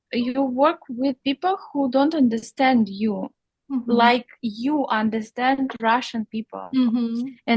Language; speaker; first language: English; non-native, learner; Russian